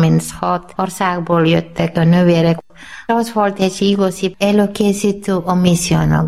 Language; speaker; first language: Hungarian; non-native, learner; Malayalam